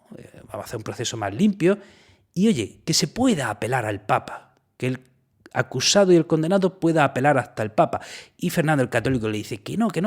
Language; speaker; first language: Spanish; native; Spanish